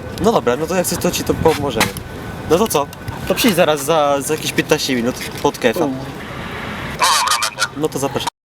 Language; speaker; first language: Polish; native; Polish